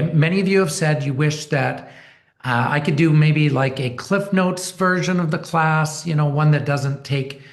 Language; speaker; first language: English; native; English